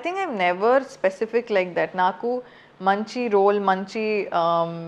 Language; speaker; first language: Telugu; non-native, fluent; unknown